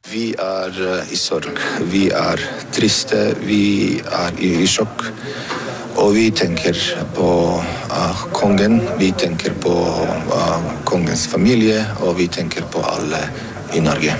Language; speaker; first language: Norwegian; non-native, fluent; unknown